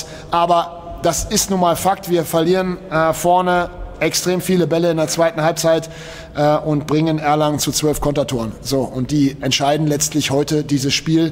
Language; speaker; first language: German; native; German